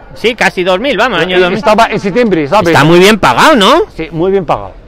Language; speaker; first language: Spanish; non-native, fluent; Arabic